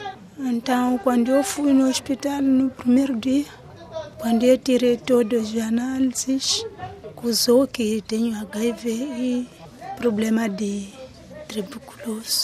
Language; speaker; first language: Portuguese; non-native, local second language; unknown